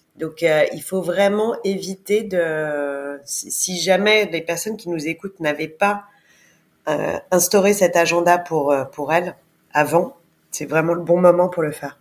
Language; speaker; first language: French; native; French